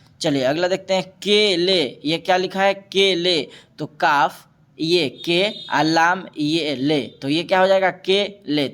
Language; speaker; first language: Hindi; native; Hindi